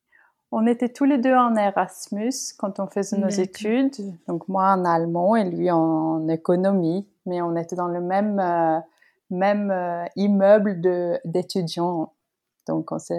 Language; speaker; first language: French; non-native, fluent; Norwegian